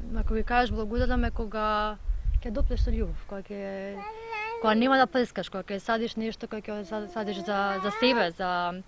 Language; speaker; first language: Macedonian; native; Macedonian